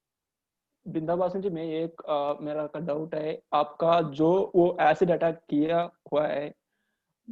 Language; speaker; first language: Hindi; non-native, local second language; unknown